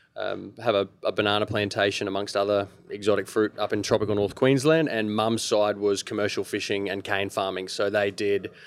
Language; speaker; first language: English; early bilingual, other home language; Maltese